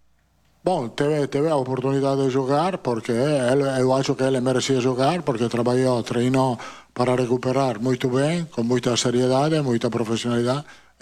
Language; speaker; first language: Portuguese; non-native, fluent; Italian